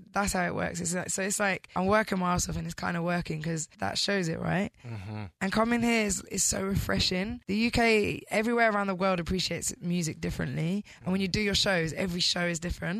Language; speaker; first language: English; native; English